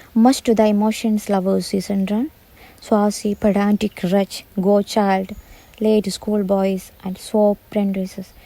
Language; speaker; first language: English; non-native, local second language; Malayalam